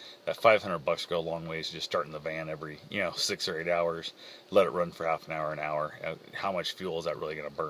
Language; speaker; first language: English; native; English